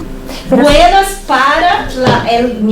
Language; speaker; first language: Spanish; non-native, fluent; Portuguese